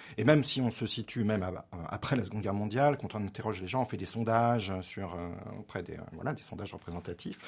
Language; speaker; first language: French; native; French